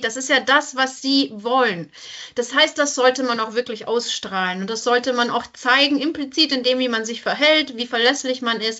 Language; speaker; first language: German; native; German